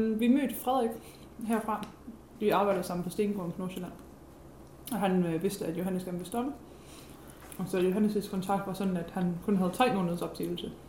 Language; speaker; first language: Danish; non-native, fluent; English